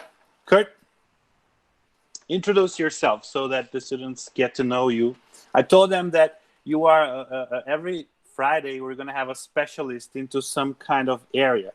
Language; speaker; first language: English; non-native, fluent; Portuguese